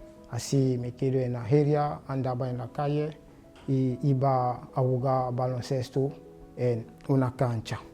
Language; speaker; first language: Spanish; non-native, learner; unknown